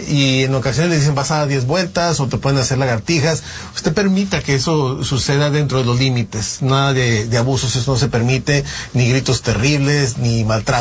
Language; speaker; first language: Spanish; native; Spanish